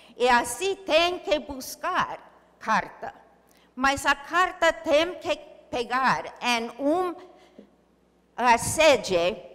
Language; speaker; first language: Portuguese; non-native, learner; English